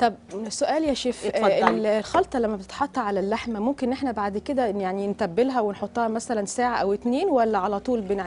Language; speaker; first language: Arabic; native; Arabic